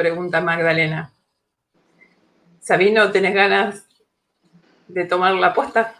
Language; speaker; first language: Spanish; native; Spanish